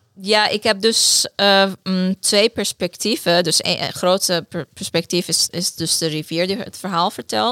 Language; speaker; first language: Dutch; non-native, fluent; Persian